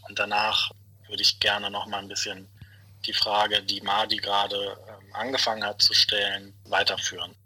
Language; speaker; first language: German; native; German